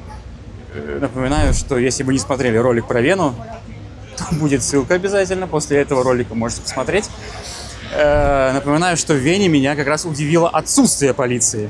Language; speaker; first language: Russian; native; Russian